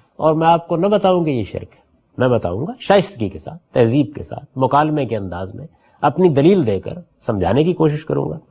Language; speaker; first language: Urdu; native; Urdu